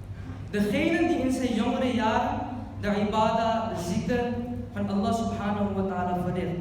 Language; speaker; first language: Dutch; early bilingual, other home language; Urdu